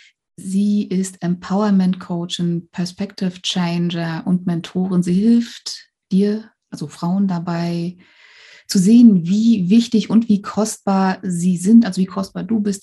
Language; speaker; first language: German; native; German